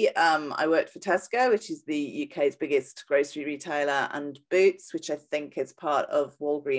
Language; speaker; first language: English; native; English